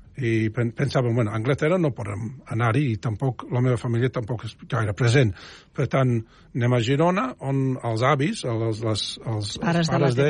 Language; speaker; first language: Catalan; non-native, fluent; English